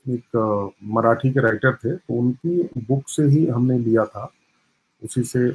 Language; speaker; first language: Hindi; native; Hindi